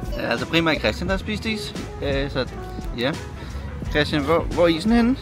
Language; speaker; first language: Danish; native; Danish